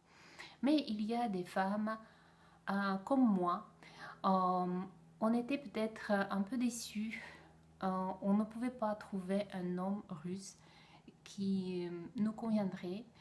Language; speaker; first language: French; non-native, fluent; Russian